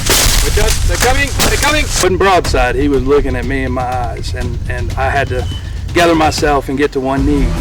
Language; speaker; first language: English; native; English